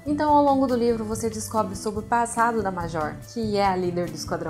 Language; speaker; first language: Portuguese; native; Portuguese